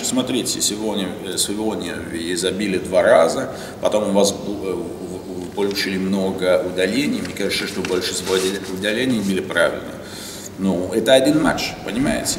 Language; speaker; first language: Russian; non-native, learner; French